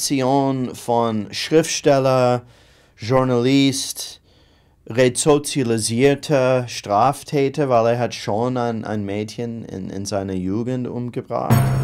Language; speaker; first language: German; non-native, fluent; English